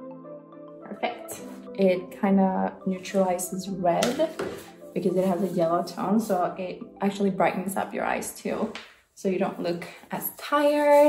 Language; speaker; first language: English; non-native, fluent; Swedish